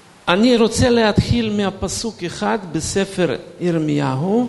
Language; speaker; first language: Hebrew; non-native, fluent; Russian